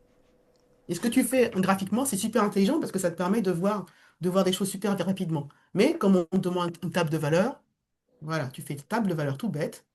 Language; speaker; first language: French; native; French